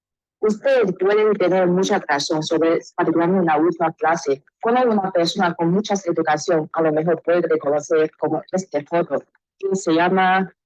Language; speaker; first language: Spanish; non-native, learner; Chinese